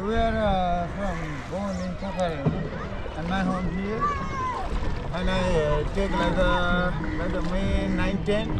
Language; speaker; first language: English; non-native, learner; Nepali